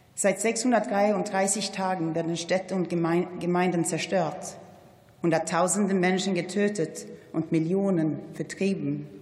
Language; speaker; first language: German; non-native, fluent; Swedish